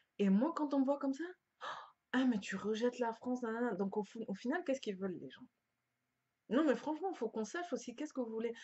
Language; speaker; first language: French; early bilingual, other home language; Lingala